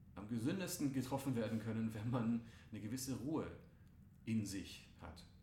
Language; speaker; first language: German; native; German